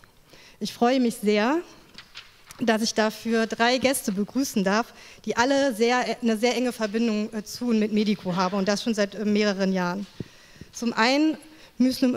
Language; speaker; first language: German; native; German